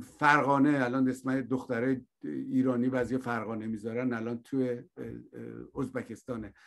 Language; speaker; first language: Persian; native; Persian